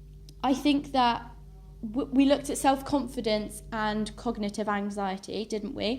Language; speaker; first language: English; native; English